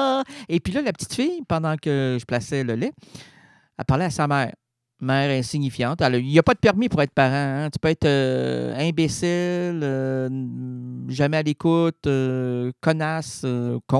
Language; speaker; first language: French; native; French